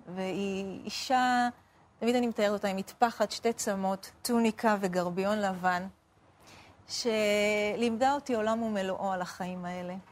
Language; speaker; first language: Hebrew; early bilingual, other home language; Arabic